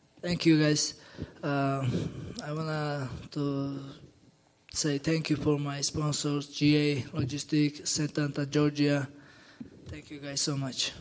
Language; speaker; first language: English; non-native, learner; Georgian